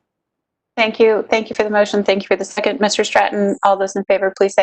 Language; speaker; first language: English; native; English